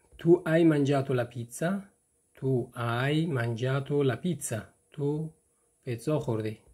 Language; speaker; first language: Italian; non-native, fluent; Persian